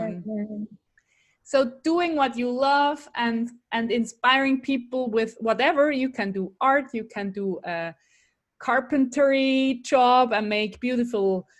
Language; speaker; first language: English; non-native, fluent; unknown